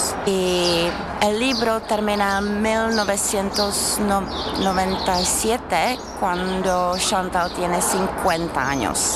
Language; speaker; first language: Spanish; non-native, learner; Czech